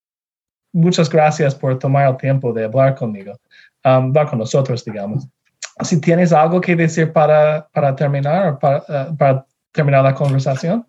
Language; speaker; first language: Spanish; non-native, fluent; English